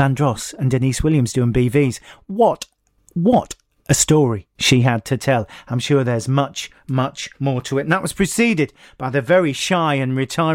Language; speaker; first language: English; native; English